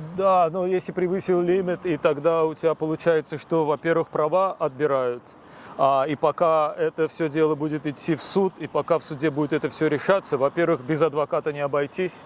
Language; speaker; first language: Russian; native; Russian